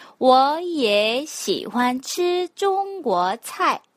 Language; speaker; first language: Chinese; non-native, fluent; Korean